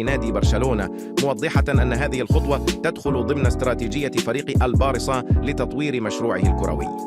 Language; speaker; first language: Arabic; native; Arabic